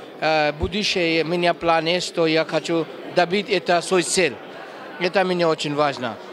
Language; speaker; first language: Russian; non-native, learner; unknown